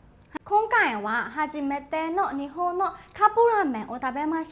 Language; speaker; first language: Japanese; non-native, learner; Burmese